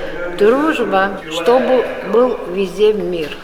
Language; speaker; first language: Russian; non-native, fluent; Georgian